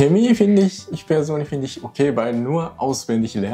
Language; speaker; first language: German; non-native, learner; Japanese